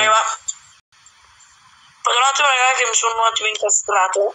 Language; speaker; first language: Italian; native; Italian